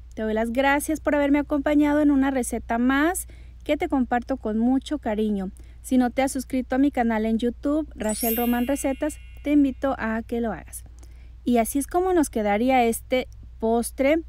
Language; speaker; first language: Spanish; native; Spanish